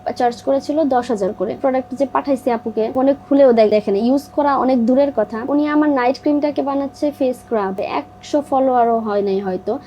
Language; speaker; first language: Bangla; native; Bangla